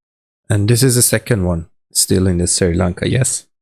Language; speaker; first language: English; non-native, learner; Persian